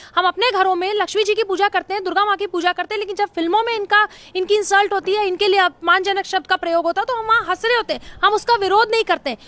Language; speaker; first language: Hindi; native; Hindi